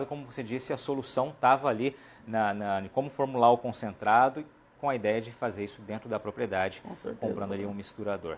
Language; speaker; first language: Portuguese; native; Portuguese